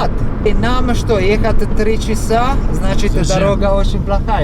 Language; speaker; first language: Russian; non-native, learner; Italian